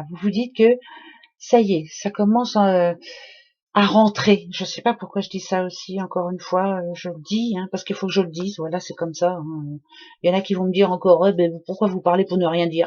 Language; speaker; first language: French; native; French